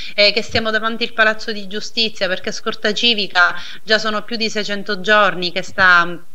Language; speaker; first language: Italian; native; Italian